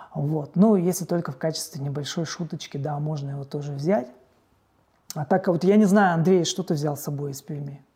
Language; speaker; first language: Russian; native; Russian